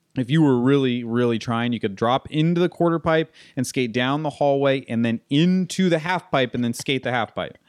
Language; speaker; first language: English; native; English